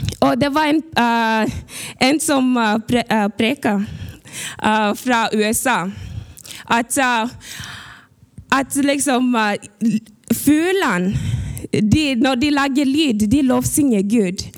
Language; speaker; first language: Norwegian; early bilingual, other home language; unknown